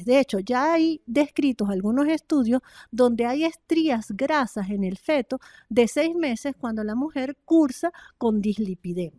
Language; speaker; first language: Spanish; native; Spanish